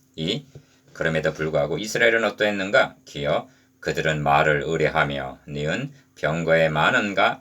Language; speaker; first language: Korean; native; Korean